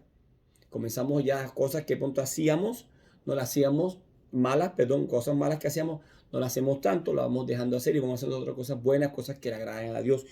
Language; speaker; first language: Spanish; native; Spanish